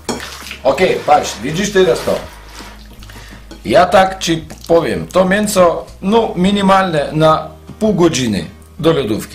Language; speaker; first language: Polish; non-native, fluent; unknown